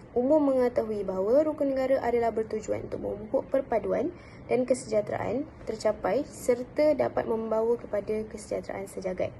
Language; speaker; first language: Malay; native; Malay